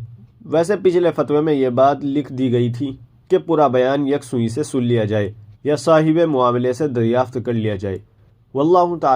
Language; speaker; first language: Urdu; native; Urdu